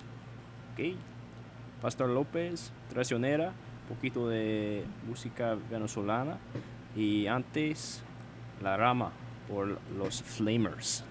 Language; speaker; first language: Spanish; non-native, learner; English